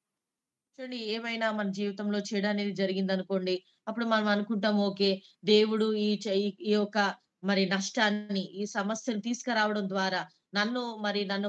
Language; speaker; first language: Telugu; native; Telugu